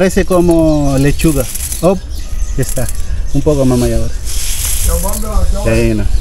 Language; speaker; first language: Spanish; non-native, learner; Filipino